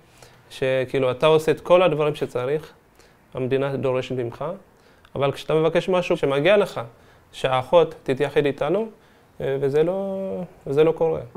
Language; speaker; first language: Hebrew; early bilingual, other home language; Amharic